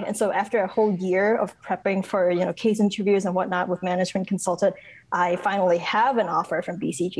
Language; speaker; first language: English; non-native, local second language; Cantonese